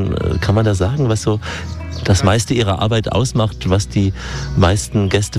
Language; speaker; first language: German; native; German